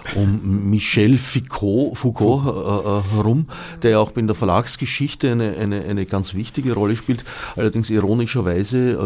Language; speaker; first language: German; native; German